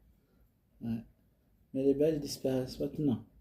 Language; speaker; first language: French; native; French